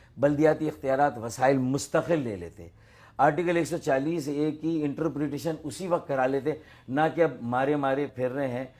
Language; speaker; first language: Urdu; non-native, local second language; Memoni